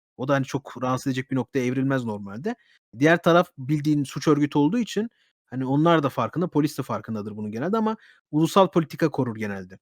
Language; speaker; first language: Turkish; early bilingual, heritage; Turkish